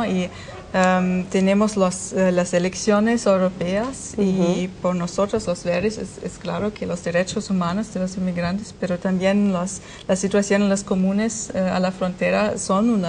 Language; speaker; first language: Spanish; non-native, fluent; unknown